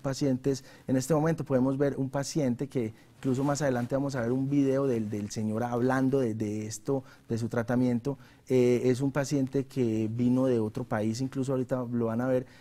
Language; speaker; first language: Spanish; native; Spanish